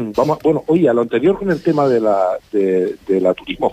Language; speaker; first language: Spanish; native; Spanish